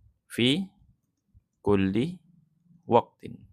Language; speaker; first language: Arabic; non-native, fluent; Malay